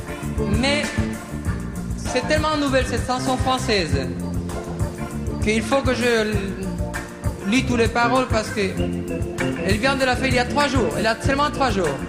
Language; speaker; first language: French; non-native, learner; Italian